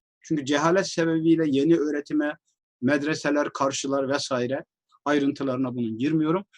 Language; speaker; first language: Turkish; native; Turkish